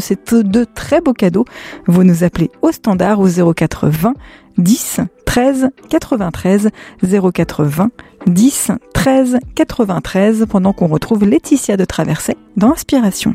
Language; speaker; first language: French; native; French